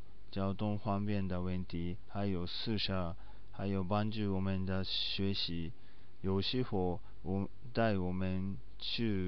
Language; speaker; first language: Chinese; non-native, learner; Japanese